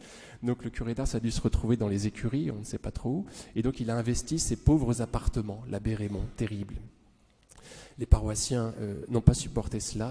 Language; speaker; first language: French; native; French